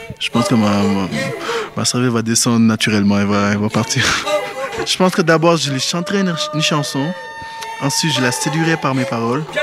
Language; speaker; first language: French; early bilingual, other home language; Bambara